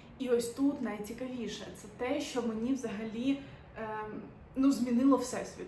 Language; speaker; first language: Ukrainian; native; Ukrainian